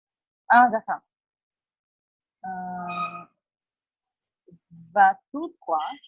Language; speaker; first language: French; non-native, learner; Portuguese